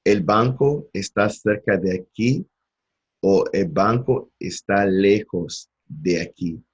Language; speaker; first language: Spanish; non-native, learner; English